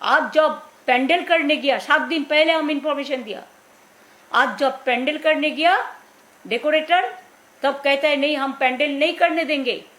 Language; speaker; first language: Hindi; non-native, local second language; Bangla